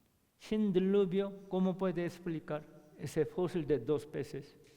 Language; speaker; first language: Spanish; non-native, learner; Korean